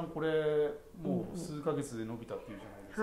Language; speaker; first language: Japanese; native; Japanese